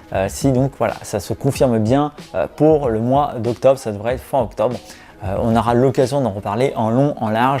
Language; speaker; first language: French; native; French